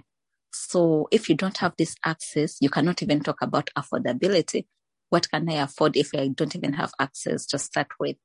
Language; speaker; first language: English; non-native, local second language; Ganda